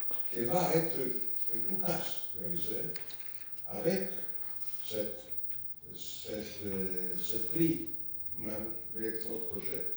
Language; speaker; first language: French; non-native, learner; Italian